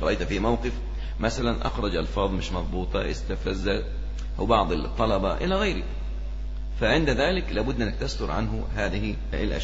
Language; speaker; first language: Arabic; native; Arabic